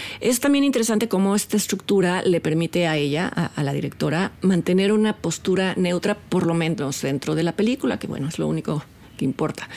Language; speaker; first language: Spanish; native; Spanish